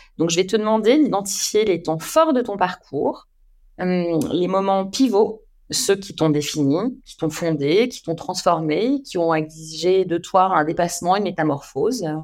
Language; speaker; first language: French; native; French